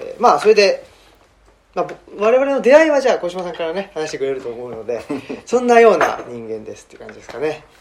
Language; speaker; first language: Japanese; native; Japanese